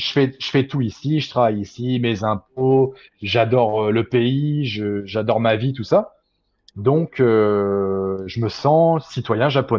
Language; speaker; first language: French; native; French